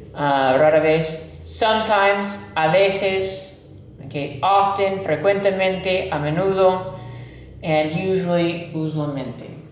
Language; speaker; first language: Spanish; non-native, fluent; English